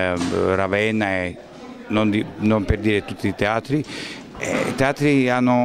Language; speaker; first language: Italian; non-native, fluent; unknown